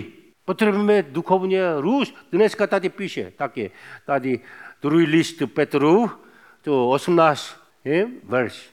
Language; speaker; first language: Czech; non-native, fluent; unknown